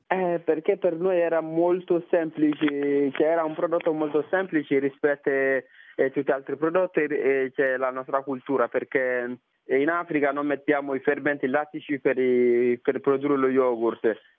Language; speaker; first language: Italian; non-native, fluent; Bambara